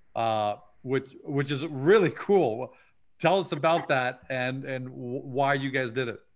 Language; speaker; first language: English; native; English